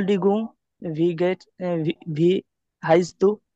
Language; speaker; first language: German; non-native, learner; Bangla